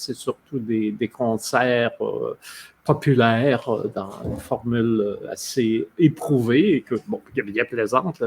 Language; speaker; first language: French; native; French